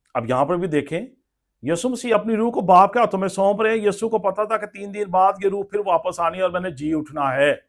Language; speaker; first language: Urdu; non-native, local second language; Punjabi